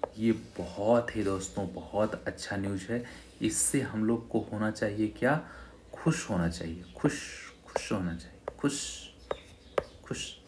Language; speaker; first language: Hindi; native; Hindi